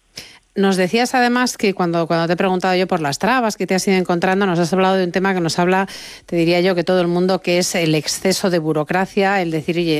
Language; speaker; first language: Spanish; native; Spanish